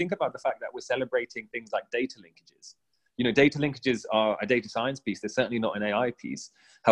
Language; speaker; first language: English; native; English